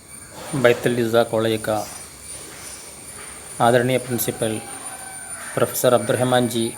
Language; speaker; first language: Hindi; non-native, local second language; Malayalam